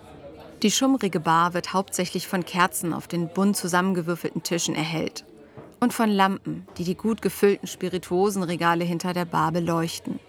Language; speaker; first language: German; native; German